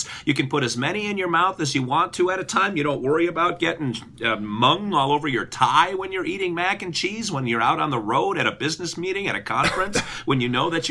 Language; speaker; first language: English; native; English